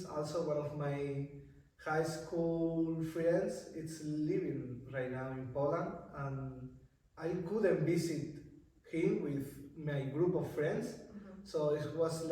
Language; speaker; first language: English; non-native, learner; Spanish